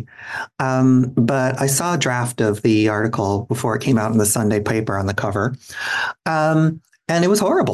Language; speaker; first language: English; native; English